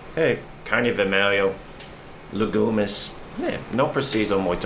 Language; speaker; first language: Portuguese; non-native, learner; English